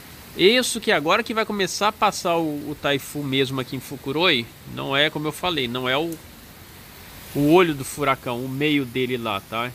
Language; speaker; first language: Portuguese; native; Portuguese